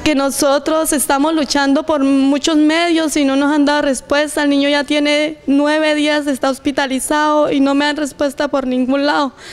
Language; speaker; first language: Spanish; native; Spanish